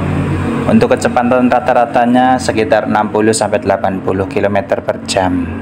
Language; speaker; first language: Indonesian; native; Indonesian